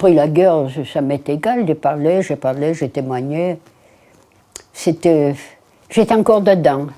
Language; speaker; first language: French; non-native, fluent; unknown